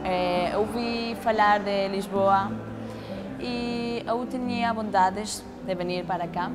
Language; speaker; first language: Portuguese; non-native, learner; Spanish